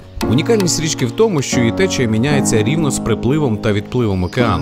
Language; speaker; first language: Ukrainian; native; Ukrainian